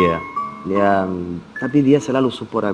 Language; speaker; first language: Indonesian; non-native, fluent; Spanish